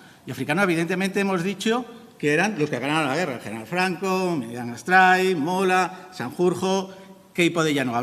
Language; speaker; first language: Spanish; native; Spanish